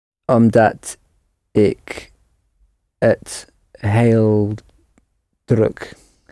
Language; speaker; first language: Dutch; non-native, learner; English